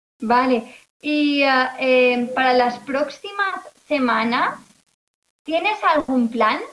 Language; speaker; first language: Spanish; native; Spanish